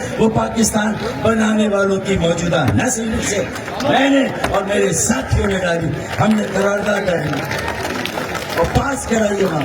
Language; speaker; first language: Urdu; native; Urdu